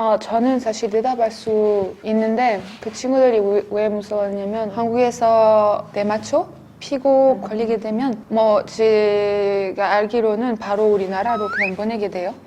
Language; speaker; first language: Korean; non-native, fluent; French